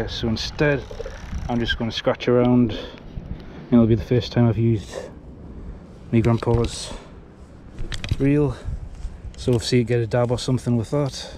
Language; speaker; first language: English; native; English